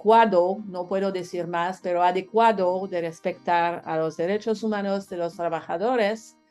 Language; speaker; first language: Spanish; non-native, learner; French